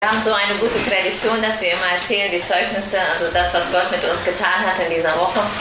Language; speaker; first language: German; non-native, fluent; Russian